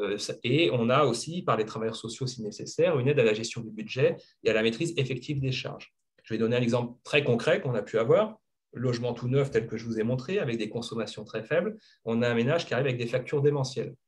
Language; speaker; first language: French; native; French